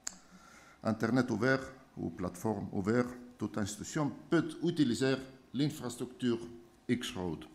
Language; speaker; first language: French; non-native, fluent; Estonian